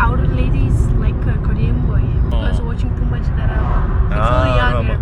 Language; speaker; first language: English; non-native, learner; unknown